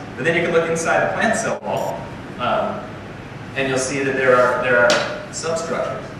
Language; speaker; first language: English; native; English